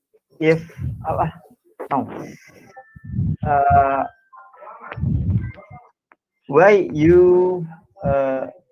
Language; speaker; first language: English; non-native, learner; Indonesian